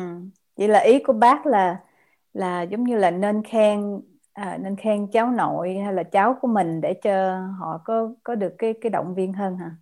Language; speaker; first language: Vietnamese; native; Vietnamese